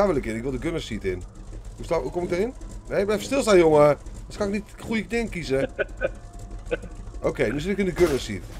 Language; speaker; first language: Dutch; native; Dutch